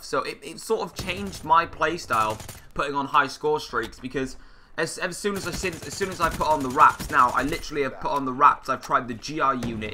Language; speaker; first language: English; native; English